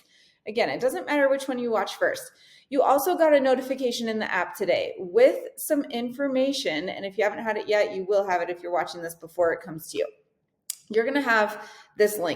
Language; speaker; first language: English; native; English